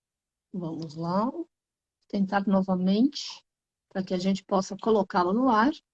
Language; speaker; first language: Portuguese; native; Portuguese